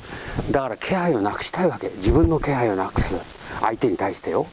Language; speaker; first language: Japanese; native; Japanese